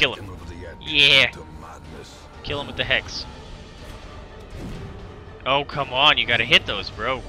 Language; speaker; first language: English; native; English